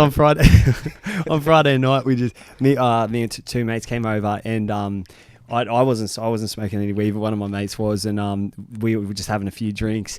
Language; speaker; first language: English; native; English